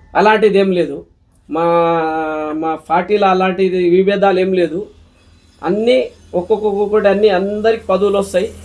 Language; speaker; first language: Telugu; non-native, local second language; Lambadi